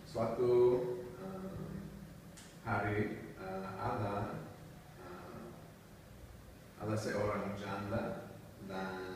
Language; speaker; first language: Indonesian; non-native, learner; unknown